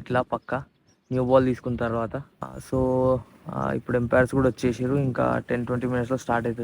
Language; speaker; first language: Telugu; native; Telugu